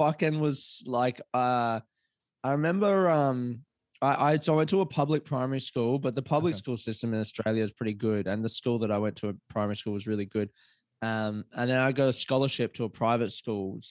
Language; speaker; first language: English; native; English